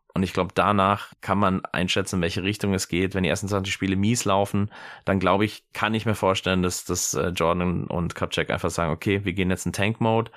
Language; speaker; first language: German; early bilingual, other home language; English